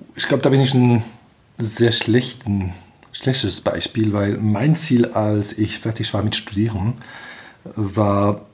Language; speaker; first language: German; non-native, fluent; French